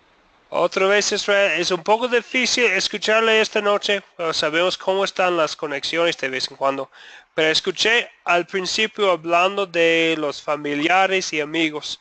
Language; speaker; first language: Spanish; non-native, fluent; English